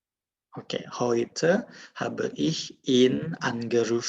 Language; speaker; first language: German; non-native, fluent; Indonesian